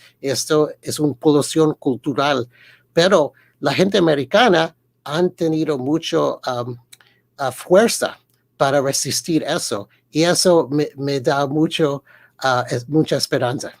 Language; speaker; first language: Spanish; early bilingual, heritage; Spanish